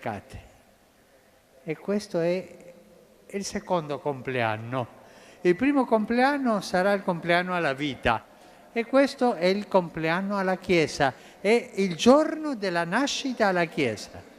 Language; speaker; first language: Italian; non-native, fluent; Spanish